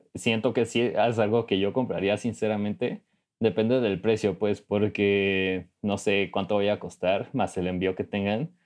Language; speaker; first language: Spanish; native; Spanish